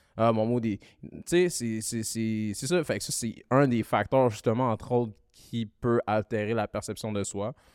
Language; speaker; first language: French; early bilingual, other home language; Malagasy